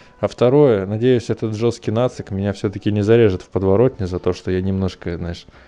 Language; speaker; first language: Russian; native; Russian